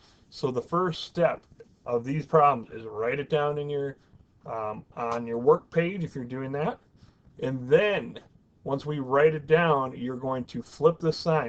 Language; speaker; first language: English; native; English